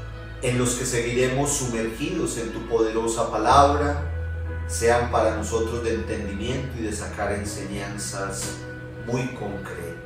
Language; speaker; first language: Spanish; native; Spanish